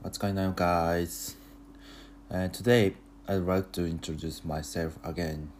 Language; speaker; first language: English; non-native, learner; Japanese